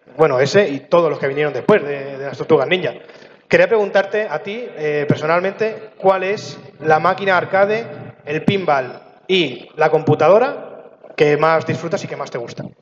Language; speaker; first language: Spanish; native; Spanish